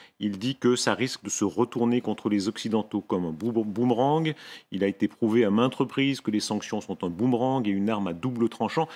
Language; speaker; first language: French; native; French